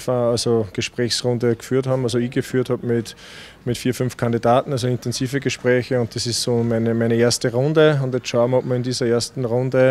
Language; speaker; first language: German; native; German